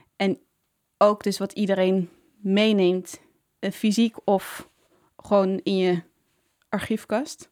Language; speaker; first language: Dutch; native; Dutch